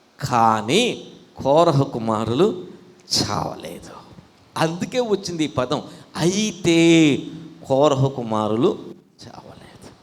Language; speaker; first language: Telugu; native; Telugu